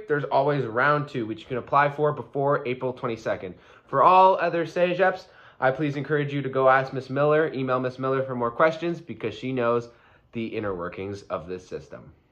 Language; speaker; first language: English; native; English